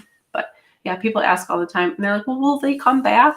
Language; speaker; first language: English; native; English